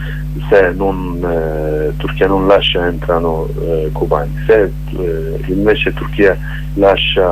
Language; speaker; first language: Italian; non-native, learner; Kurdish